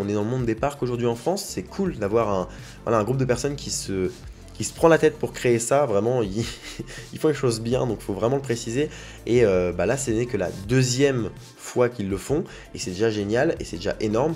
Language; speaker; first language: French; native; French